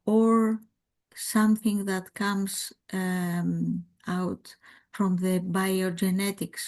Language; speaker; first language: English; non-native, fluent; Greek